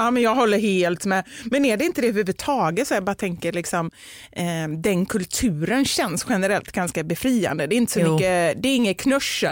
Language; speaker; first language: Swedish; native; Swedish